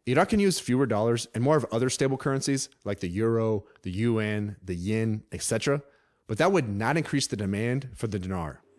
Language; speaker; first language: English; native; English